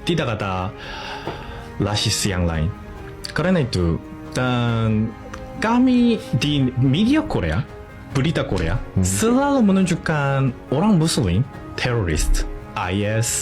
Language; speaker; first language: Indonesian; non-native, learner; Korean